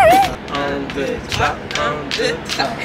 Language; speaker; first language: French; non-native, learner; Portuguese